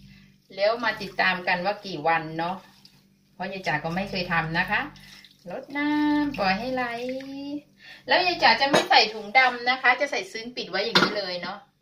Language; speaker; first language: Thai; native; Thai